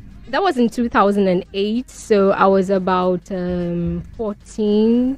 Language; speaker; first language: English; non-native, local second language; Akan